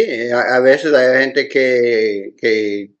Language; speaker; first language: Spanish; non-native, learner; English